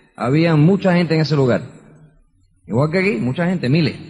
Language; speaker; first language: Spanish; early bilingual, heritage; Spanish